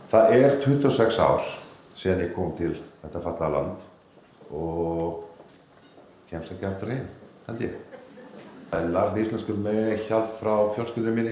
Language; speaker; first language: Icelandic; non-native, fluent; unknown